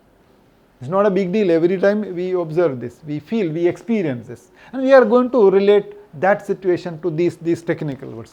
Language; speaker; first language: English; non-native, local second language; Malayalam